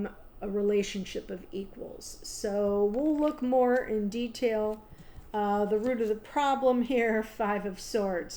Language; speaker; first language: English; native; English